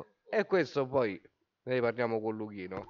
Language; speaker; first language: Italian; native; Italian